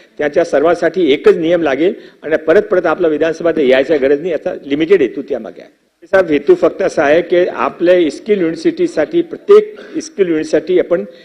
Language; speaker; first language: Marathi; non-native, local second language; Hindi